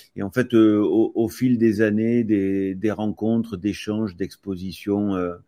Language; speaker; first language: French; native; French